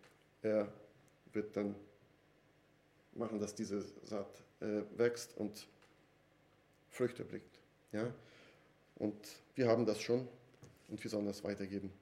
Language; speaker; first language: German; non-native, fluent; Portuguese